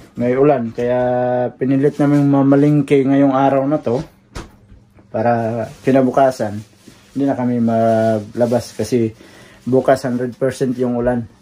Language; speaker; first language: Filipino; non-native, local second language; Cebuano